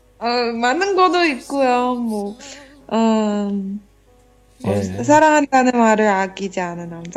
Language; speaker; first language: Korean; non-native, learner; Chinese